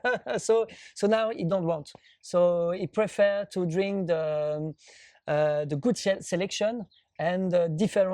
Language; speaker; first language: English; non-native, learner; French